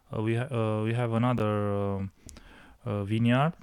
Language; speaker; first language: English; non-native, learner; Romanian